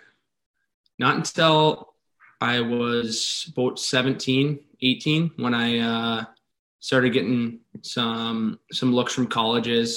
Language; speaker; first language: English; native; English